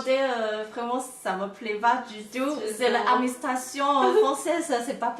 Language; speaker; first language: French; non-native, fluent; Chinese